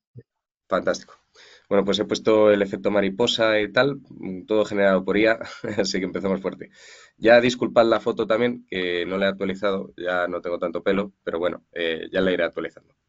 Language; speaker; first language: Spanish; native; Spanish